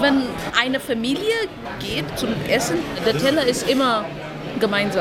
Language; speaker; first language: German; non-native, learner; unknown